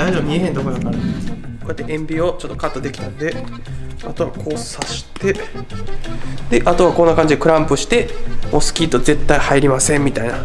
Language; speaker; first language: Japanese; native; Japanese